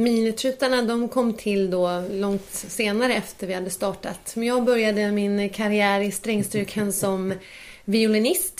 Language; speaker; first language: Swedish; native; Swedish